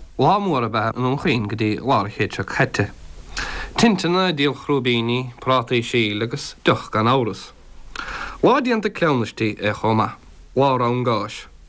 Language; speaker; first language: Irish; native; Irish